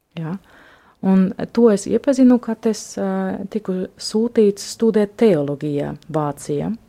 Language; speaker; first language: Latvian; non-native, fluent; German